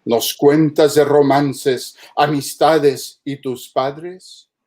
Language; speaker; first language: Spanish; early bilingual, heritage; Spanish